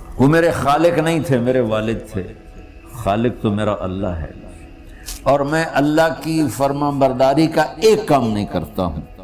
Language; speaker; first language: Urdu; non-native, local second language; Punjabi